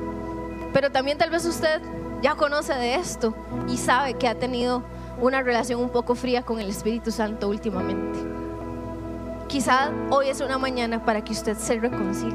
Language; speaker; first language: Spanish; native; Spanish